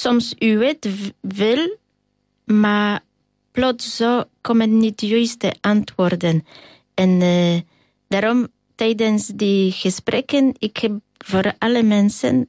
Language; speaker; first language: Dutch; non-native, learner; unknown